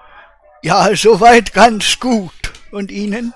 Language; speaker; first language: German; native; German